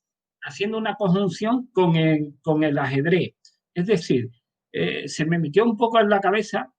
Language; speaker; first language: Spanish; native; Spanish